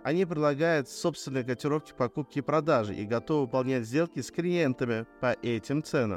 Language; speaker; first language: Russian; native; Russian